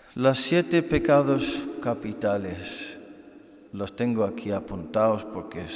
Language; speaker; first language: Spanish; non-native, fluent; English